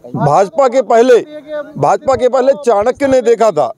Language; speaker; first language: Hindi; native; Hindi